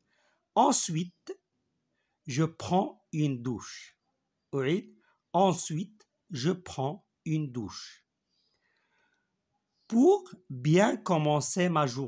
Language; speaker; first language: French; non-native, local second language; Arabic